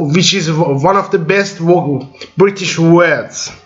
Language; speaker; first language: English; non-native, fluent; Persian